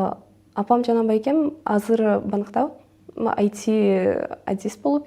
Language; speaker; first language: Kyrgyz; non-native, local second language; Russian